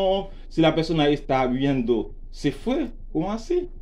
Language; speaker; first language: Spanish; non-native, learner; Haitian Creole